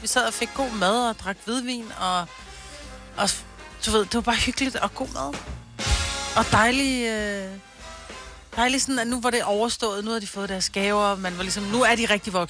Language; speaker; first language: Danish; native; Danish